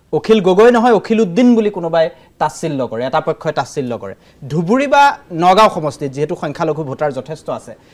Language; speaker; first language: Assamese; native; Assamese